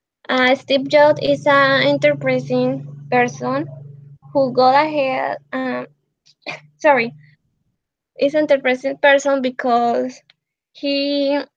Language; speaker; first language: English; non-native, learner; Spanish